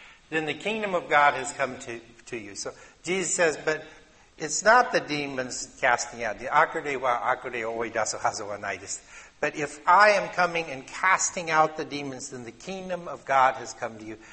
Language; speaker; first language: English; native; English